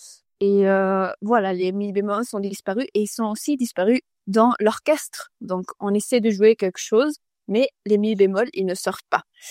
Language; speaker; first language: French; non-native, fluent; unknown